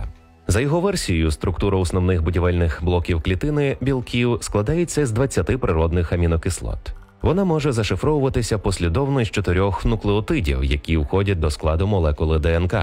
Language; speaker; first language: Ukrainian; native; Ukrainian